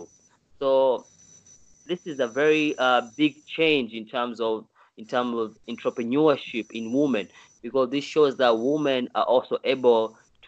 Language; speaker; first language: English; non-native, local second language; Swahili